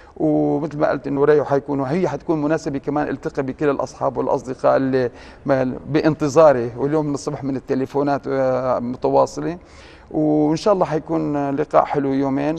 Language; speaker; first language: Arabic; native; Arabic